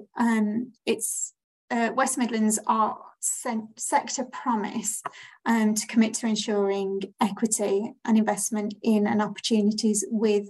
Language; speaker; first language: English; native; English